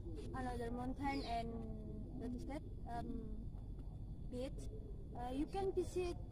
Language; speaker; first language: English; non-native, learner; Indonesian